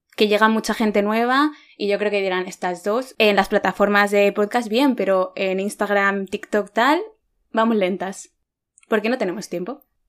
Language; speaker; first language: Spanish; native; Spanish